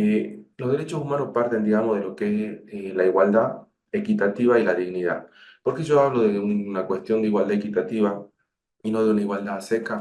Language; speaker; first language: Spanish; native; Spanish